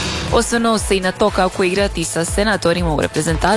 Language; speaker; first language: Serbian; native; Serbian